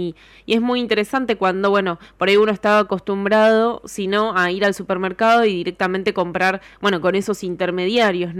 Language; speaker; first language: Spanish; native; Spanish